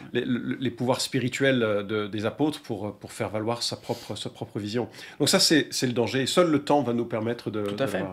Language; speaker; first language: French; native; French